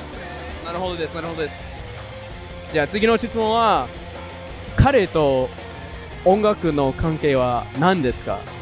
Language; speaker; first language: Japanese; non-native, fluent; English